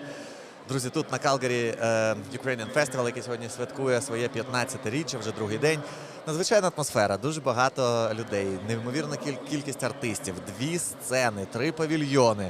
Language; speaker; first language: Ukrainian; native; Ukrainian